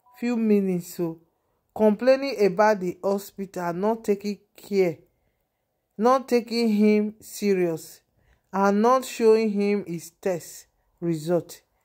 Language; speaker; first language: Nigerian Pidgin; non-native, local second language; Yoruba